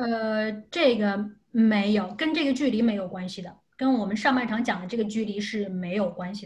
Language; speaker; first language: Chinese; native; Chinese